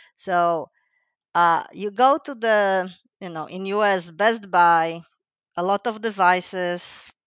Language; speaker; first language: English; non-native, fluent; Polish